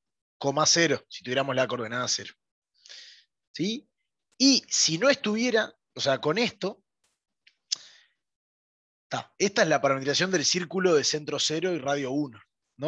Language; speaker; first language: Spanish; native; Spanish